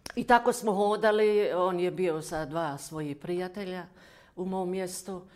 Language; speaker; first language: Croatian; non-native, fluent; German